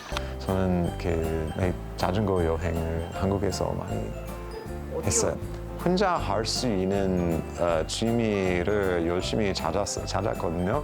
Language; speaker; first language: Korean; non-native, fluent; English